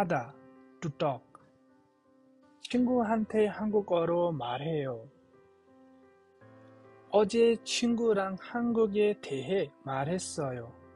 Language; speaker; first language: Korean; non-native, fluent; Nepali